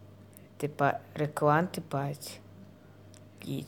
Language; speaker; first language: Russian; non-native, learner; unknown